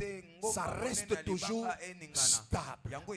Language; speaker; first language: French; non-native, local second language; Lingala